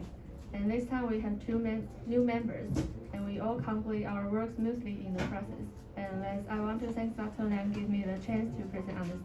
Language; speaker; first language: English; non-native, learner; Chinese